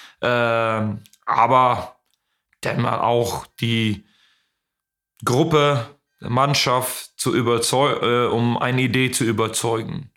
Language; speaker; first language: German; non-native, fluent; Swedish